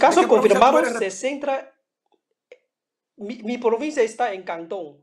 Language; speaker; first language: Spanish; non-native, fluent; Chinese